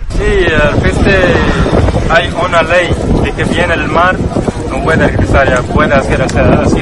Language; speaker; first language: Spanish; non-native, learner; Arabic